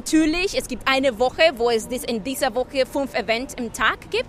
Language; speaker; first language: German; non-native, fluent; Spanish